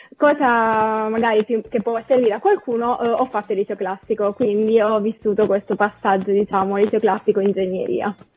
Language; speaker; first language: Italian; native; Italian